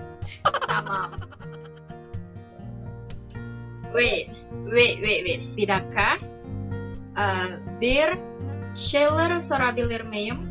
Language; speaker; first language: Turkish; non-native, learner; Indonesian